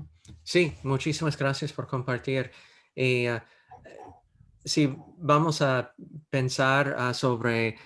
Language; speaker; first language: Spanish; non-native, fluent; English